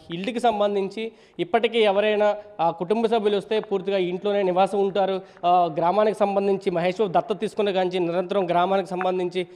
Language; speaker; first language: Telugu; native; Telugu